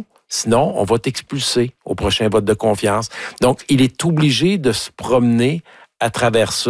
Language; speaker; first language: French; native; French